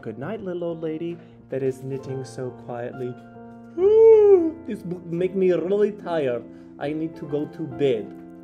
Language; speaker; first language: English; native; English